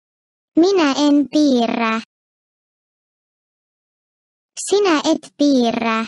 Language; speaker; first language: Finnish; non-native, fluent; Turkish